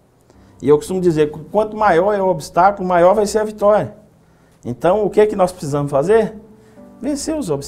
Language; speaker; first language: Portuguese; native; Portuguese